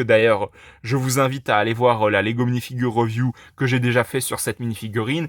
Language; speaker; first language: French; native; French